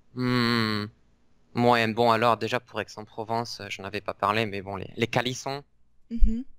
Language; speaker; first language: French; native; French